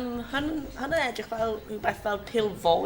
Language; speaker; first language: Welsh; non-native, local second language; English